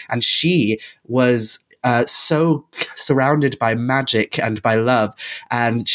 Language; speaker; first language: English; non-native, local second language; Welsh